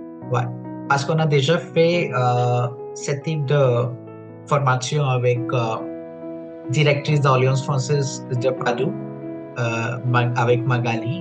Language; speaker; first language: French; non-native, fluent; Punjabi